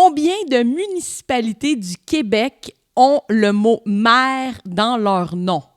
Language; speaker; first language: French; native; French